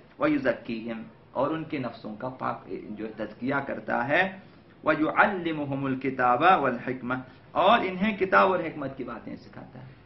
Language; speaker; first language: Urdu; non-native, local second language; Balti